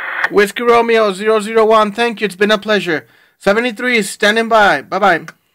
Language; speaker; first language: English; non-native, fluent; Spanish